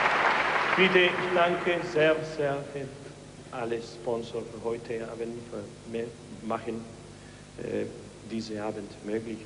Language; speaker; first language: German; non-native, learner; Spanish